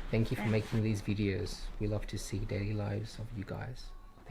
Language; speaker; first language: English; native; English